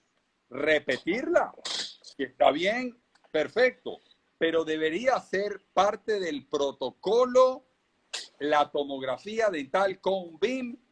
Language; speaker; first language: Spanish; native; Spanish